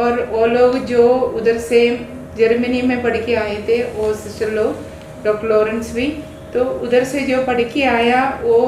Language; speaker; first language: Hindi; non-native, local second language; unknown